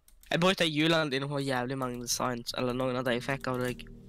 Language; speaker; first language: Norwegian; native; Norwegian